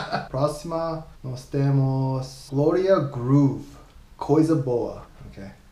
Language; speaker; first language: Portuguese; non-native, learner; English